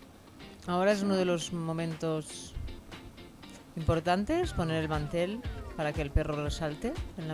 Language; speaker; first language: Spanish; native; Spanish